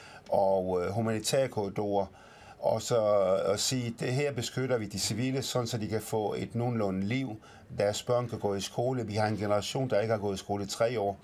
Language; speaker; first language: Danish; early bilingual, other home language; Arabic